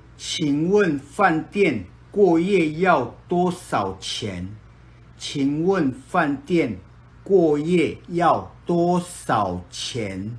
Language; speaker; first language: Chinese; non-native, fluent; Filipino